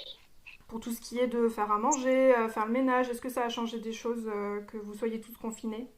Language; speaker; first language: French; native; French